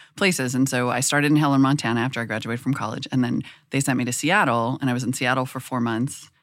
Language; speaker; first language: English; native; English